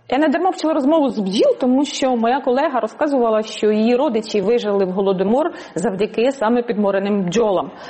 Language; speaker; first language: Ukrainian; native; Ukrainian